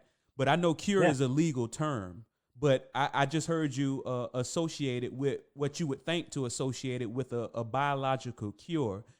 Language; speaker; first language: English; native; English